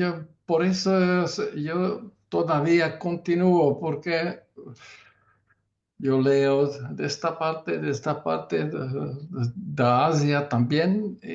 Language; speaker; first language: Spanish; non-native, learner; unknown